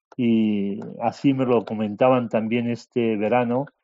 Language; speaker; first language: Spanish; native; Spanish